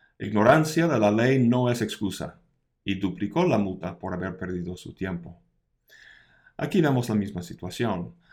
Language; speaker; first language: Spanish; non-native, fluent; English